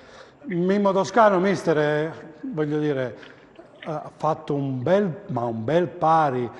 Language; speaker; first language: Italian; native; Italian